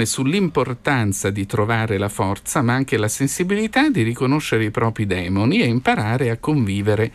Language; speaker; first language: Italian; native; Italian